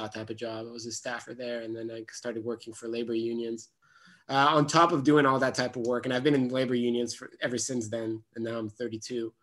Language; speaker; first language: English; non-native, fluent; French